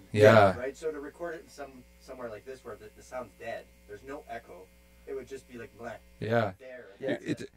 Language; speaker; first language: English; native; English